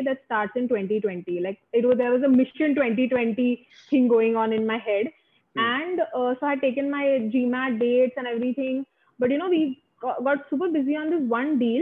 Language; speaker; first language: English; non-native, local second language; Marathi